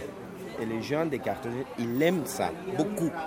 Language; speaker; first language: French; non-native, fluent; Spanish